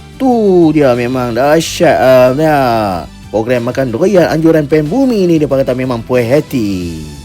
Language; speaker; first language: Malay; native; Malay